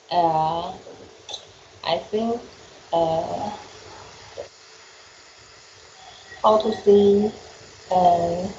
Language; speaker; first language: English; non-native, learner; Chinese